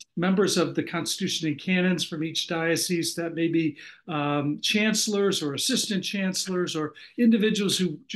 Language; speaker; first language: English; native; English